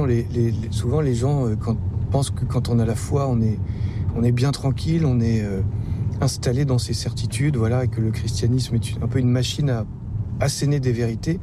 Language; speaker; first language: French; native; French